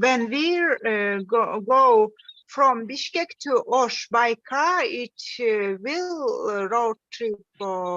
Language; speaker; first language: English; non-native, learner; Kyrgyz